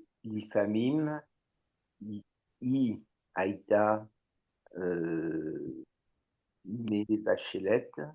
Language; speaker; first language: Hebrew; non-native, learner; French